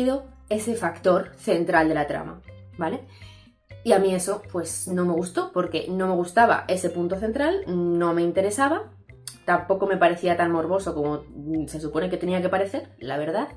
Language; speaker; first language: Spanish; native; Spanish